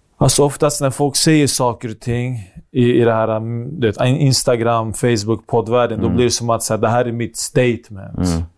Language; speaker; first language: Swedish; early bilingual, other home language; Greek